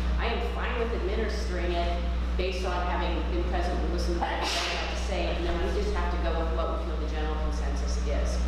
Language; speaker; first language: English; native; English